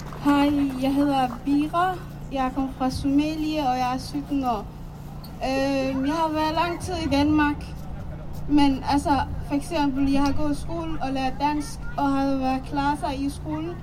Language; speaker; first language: Danish; non-native, learner; Somali